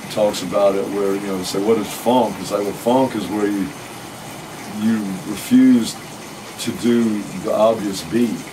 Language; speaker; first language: English; native; English